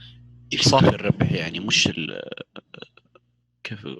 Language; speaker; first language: Arabic; native; Arabic